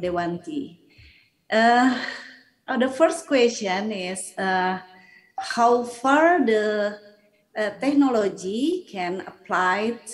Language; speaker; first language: English; non-native, learner; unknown